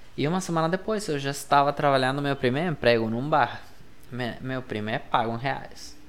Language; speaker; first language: Portuguese; non-native, fluent; Spanish